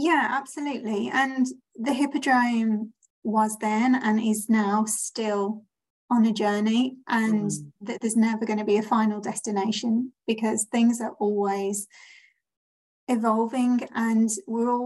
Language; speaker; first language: English; native; English